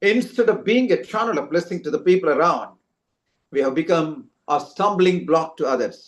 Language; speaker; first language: English; non-native, local second language; Telugu